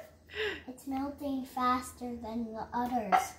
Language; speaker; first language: English; early bilingual, other home language; Russian